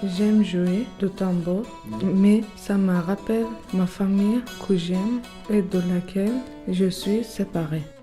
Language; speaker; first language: French; non-native, learner; Kurdish